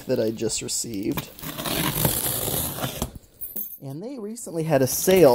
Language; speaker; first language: English; native; English